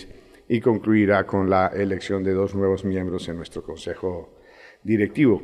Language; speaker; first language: Spanish; native; Spanish